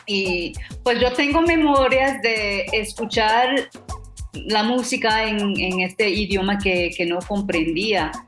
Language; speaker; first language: Spanish; non-native, fluent; English